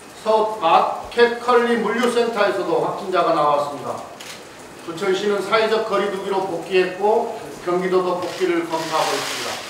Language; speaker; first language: Korean; native; Korean